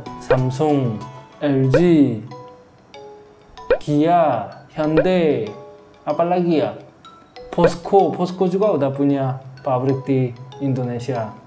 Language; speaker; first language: Indonesian; non-native, fluent; Korean